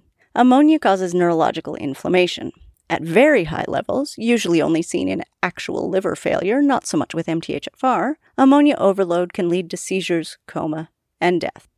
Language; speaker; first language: English; native; English